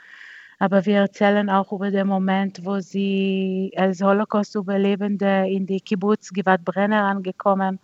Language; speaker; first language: German; non-native, fluent; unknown